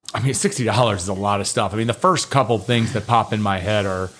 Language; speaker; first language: English; native; English